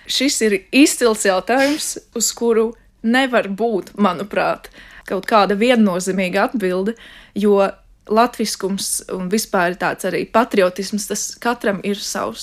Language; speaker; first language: Latvian; non-native, fluent; Russian